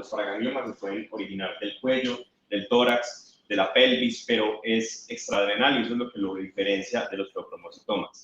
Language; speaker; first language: Spanish; native; Spanish